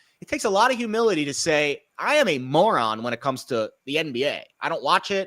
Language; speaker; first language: English; native; English